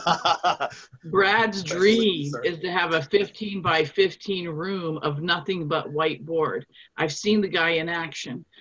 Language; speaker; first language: English; non-native, fluent; German